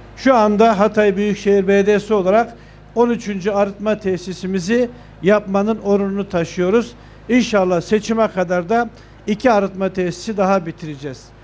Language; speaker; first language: Turkish; native; Turkish